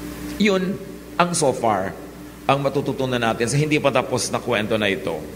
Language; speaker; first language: Filipino; native; Filipino